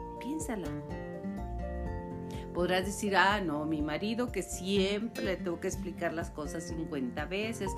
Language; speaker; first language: Spanish; native; Spanish